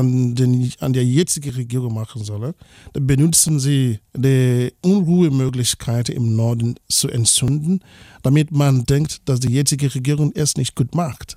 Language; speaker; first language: German; non-native, fluent; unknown